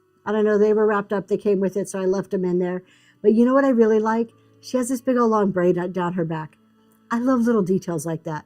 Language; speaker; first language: English; native; English